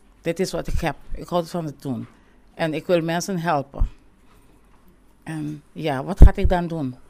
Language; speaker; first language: Dutch; non-native, local second language; Papiamento